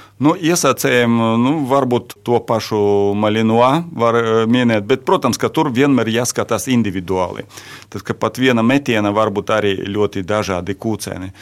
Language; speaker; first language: Latvian; non-native, local second language; Russian